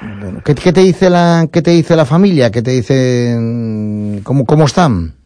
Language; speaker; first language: Spanish; native; Spanish